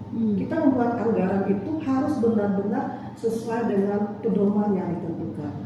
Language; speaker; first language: Indonesian; native; Indonesian